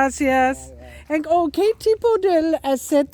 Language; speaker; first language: Spanish; non-native, learner; English